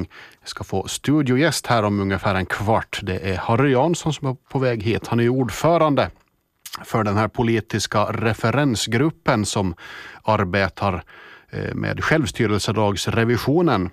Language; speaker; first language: Swedish; native; Swedish